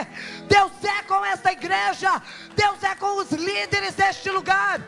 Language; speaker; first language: Portuguese; native; Portuguese